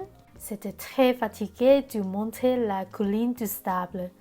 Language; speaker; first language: French; non-native, learner; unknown